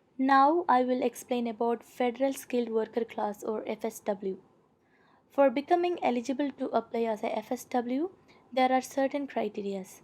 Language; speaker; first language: English; non-native, local second language; Malayalam